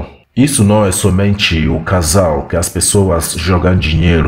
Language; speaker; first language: Portuguese; non-native, fluent; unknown